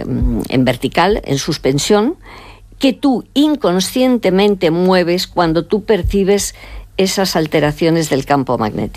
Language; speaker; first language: Spanish; native; Spanish